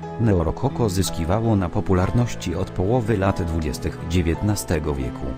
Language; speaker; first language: Polish; native; Polish